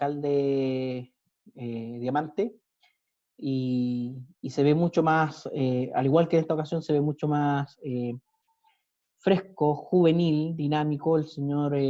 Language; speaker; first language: Spanish; native; Spanish